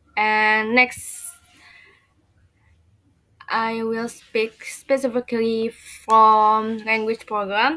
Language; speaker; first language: English; non-native, learner; Indonesian